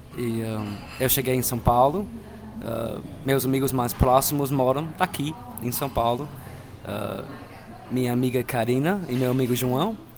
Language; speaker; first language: Portuguese; non-native, learner; English